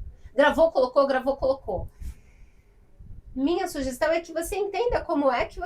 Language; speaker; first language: Portuguese; native; Portuguese